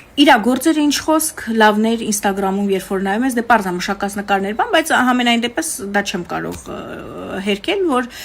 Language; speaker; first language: Armenian; native; Armenian